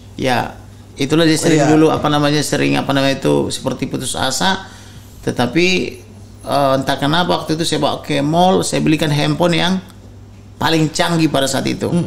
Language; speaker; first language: Indonesian; non-native, local second language; Batak Toba